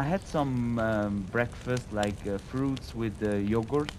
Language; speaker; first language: English; non-native, fluent; Italian